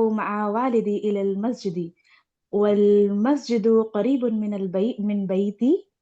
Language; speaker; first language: Arabic; non-native, learner; Urdu